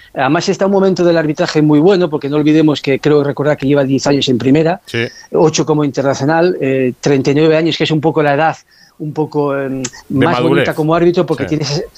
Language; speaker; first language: Spanish; native; Spanish